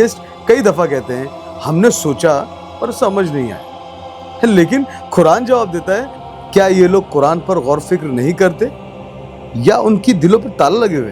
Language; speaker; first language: Hindi; native; Hindi